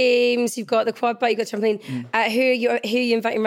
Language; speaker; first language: English; native; English